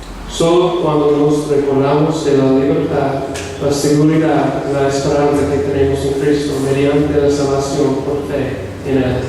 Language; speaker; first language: Spanish; non-native, fluent; English